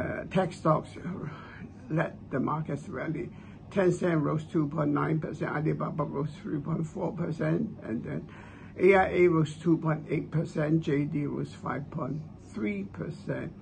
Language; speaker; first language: English; non-native, local second language; Cantonese